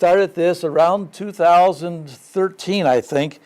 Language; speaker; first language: English; native; English